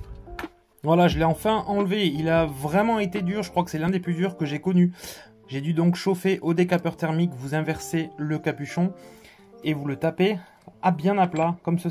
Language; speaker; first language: French; native; French